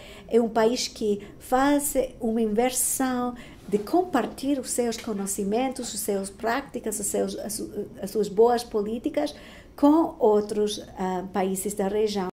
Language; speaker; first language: Portuguese; non-native, fluent; Spanish